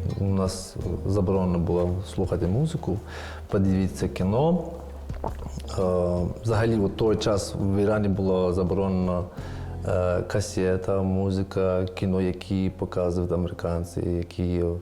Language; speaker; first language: Ukrainian; non-native, learner; Persian